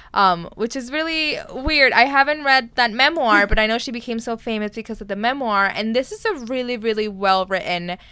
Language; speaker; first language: English; early bilingual, other home language; Spanish